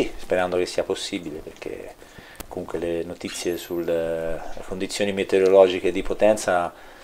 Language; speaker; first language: Italian; native; Italian